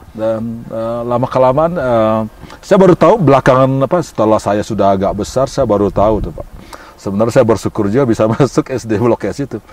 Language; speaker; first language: Indonesian; non-native, local second language; Minangkabau